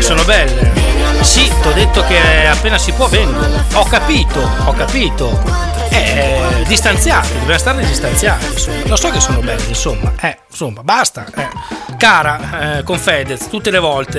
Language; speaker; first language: Italian; native; Italian